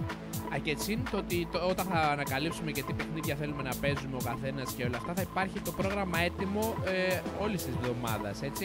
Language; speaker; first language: Greek; native; Greek